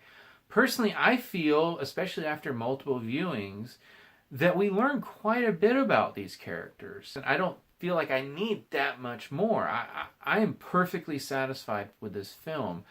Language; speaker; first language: English; native; English